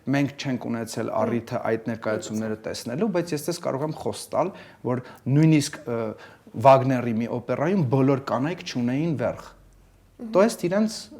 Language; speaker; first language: Armenian; early bilingual, heritage; Armenian